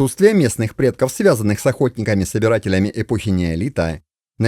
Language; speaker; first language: Russian; native; Russian